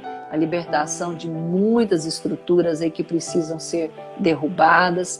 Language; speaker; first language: Portuguese; native; Portuguese